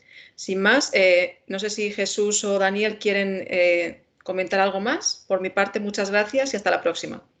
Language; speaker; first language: Spanish; native; Spanish